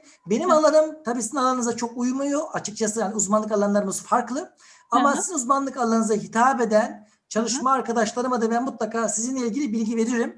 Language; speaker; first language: Turkish; native; Turkish